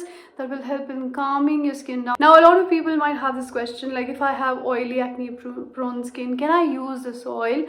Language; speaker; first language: English; non-native, local second language; Hindi